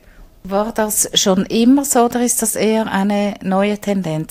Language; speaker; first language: German; native; German